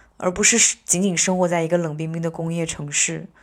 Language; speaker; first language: Chinese; native; Chinese